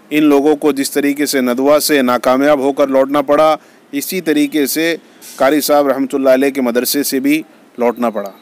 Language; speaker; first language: Urdu; native; Urdu